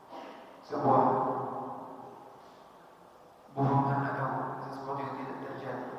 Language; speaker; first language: Indonesian; non-native, fluent; Arabic